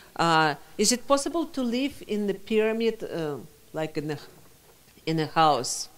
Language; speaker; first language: English; non-native, learner; Russian